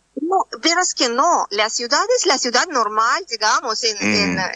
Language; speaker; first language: Spanish; non-native, fluent; Russian